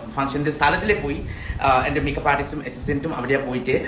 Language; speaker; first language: Malayalam; non-native, fluent; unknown